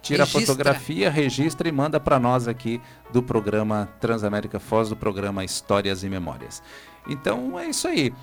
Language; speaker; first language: Portuguese; native; Portuguese